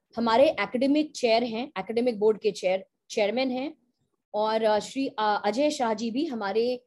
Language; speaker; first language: Hindi; native; Hindi